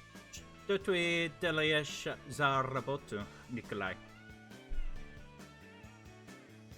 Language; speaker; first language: Russian; non-native, learner; English